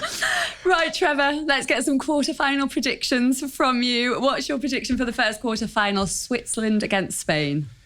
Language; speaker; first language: English; native; English